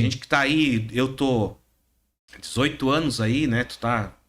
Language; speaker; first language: Portuguese; native; Portuguese